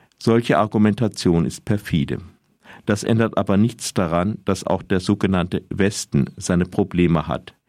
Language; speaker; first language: German; native; German